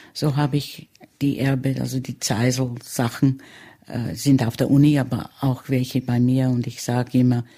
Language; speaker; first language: German; early bilingual, heritage; German